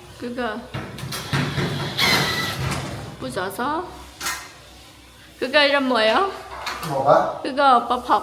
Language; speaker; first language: Korean; non-native, learner; Vietnamese